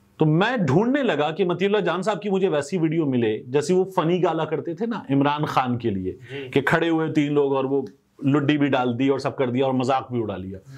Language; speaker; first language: Urdu; native; Urdu